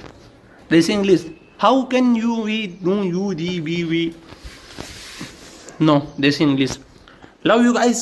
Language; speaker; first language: English; non-native, learner; Hindi